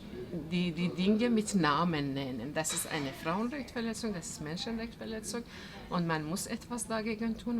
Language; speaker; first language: German; non-native, fluent; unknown